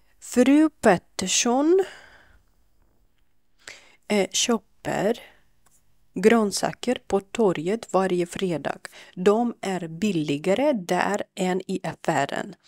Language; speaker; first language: Swedish; non-native, fluent; Ukrainian